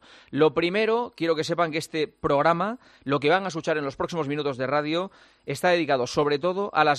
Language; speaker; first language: Spanish; native; Spanish